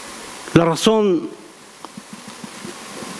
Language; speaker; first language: Spanish; native; Spanish